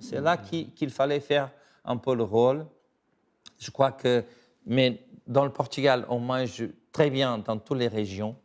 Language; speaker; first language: French; non-native, fluent; Portuguese